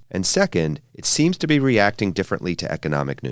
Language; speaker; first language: English; native; English